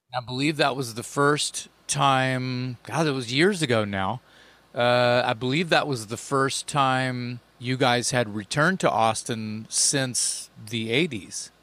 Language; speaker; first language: English; native; English